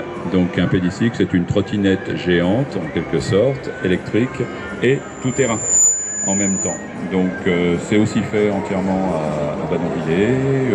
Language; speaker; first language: French; native; French